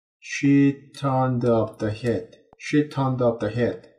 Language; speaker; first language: English; non-native, learner; Korean